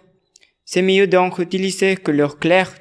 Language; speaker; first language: French; non-native, learner; Spanish